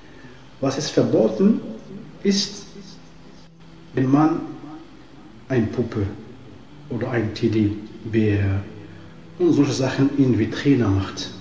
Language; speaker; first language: German; non-native, fluent; Arabic